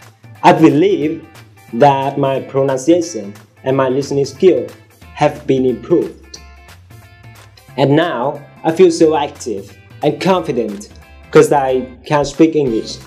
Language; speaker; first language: English; non-native, learner; Vietnamese